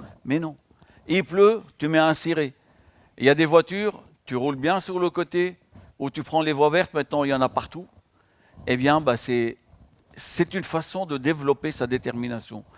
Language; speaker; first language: French; non-native, local second language; Arabic